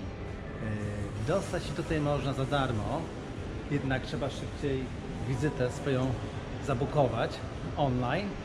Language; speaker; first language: Polish; native; Polish